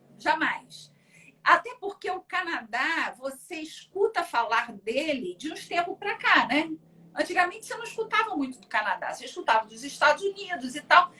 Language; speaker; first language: Portuguese; early bilingual, other home language; Spanish